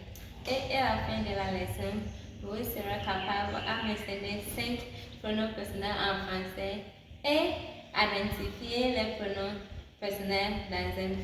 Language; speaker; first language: French; non-native, fluent; English